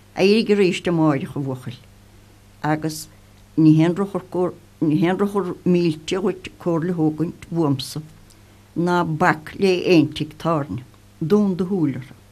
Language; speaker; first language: Irish; native; Irish